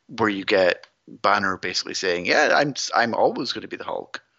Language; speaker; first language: English; native; English